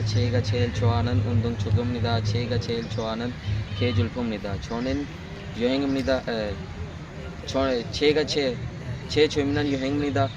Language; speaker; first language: Korean; non-native, learner; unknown